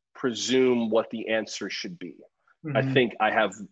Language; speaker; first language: English; native; English